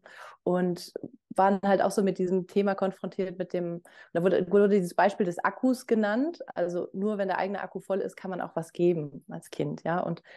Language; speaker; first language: German; native; German